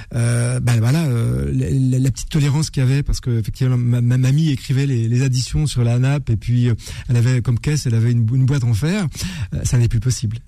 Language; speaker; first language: French; native; French